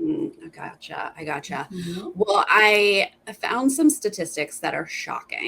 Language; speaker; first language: English; native; English